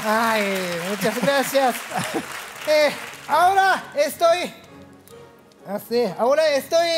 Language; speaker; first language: Spanish; non-native, learner; Japanese